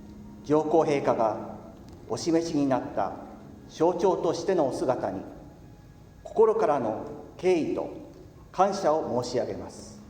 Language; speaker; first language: Japanese; native; Japanese